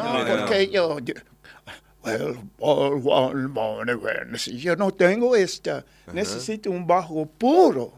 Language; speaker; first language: Spanish; non-native, learner; English